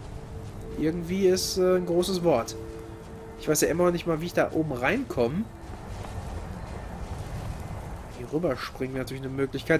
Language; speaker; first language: German; native; German